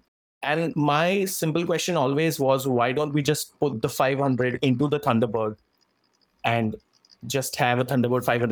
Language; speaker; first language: English; non-native, local second language; Marathi